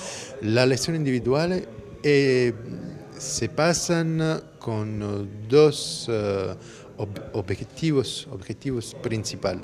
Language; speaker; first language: Spanish; non-native, fluent; Italian